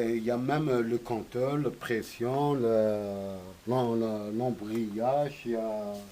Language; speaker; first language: French; non-native, local second language; Arabic